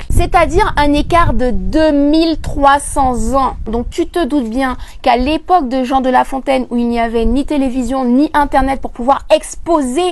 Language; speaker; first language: French; native; French